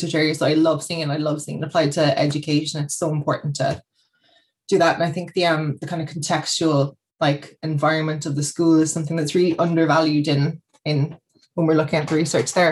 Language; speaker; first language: English; native; English